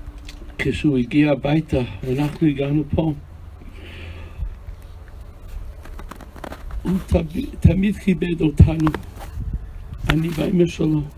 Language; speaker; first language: Hebrew; non-native, fluent; English